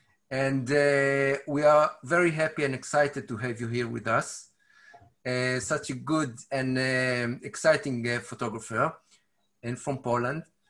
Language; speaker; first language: English; non-native, fluent; Hebrew